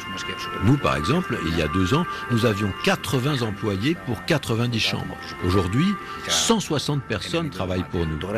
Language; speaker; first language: French; non-native, fluent; Greek